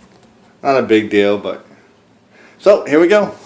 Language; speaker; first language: English; native; English